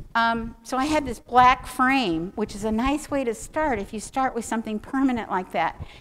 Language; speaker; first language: English; native; English